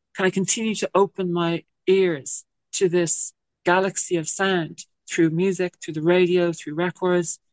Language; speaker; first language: English; native; English